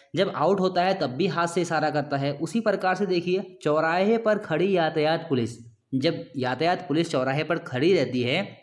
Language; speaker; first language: Hindi; native; Hindi